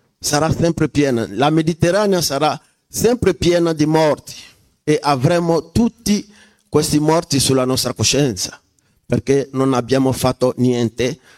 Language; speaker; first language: Italian; non-native, fluent; French